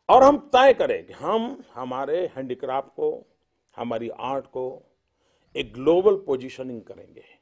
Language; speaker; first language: Hindi; non-native, local second language; Gujarati